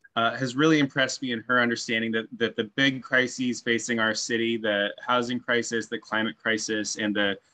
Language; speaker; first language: English; native; English